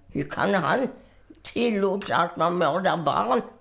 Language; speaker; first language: Swedish; non-native, fluent; German